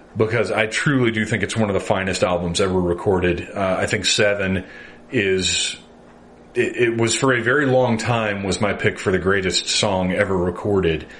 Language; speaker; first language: English; native; English